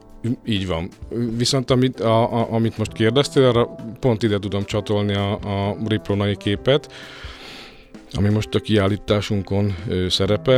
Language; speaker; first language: Hungarian; native; Hungarian